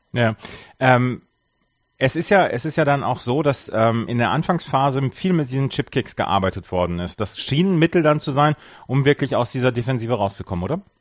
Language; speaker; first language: German; native; German